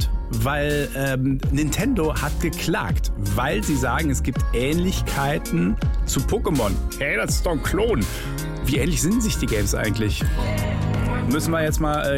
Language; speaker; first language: German; native; German